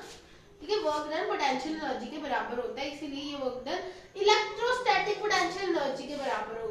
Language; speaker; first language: Hindi; native; Hindi